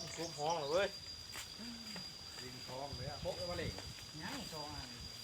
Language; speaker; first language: Thai; native; Thai